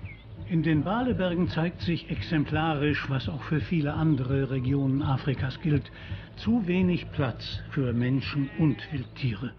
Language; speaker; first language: German; native; German